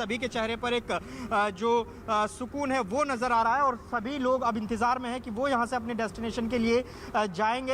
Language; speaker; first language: Hindi; native; Hindi